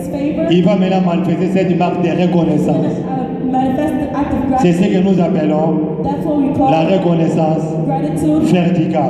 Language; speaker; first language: French; non-native, local second language; Lingala